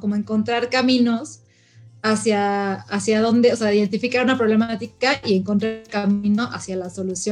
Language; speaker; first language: Spanish; native; Spanish